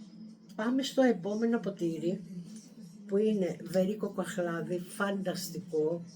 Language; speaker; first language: Greek; native; Greek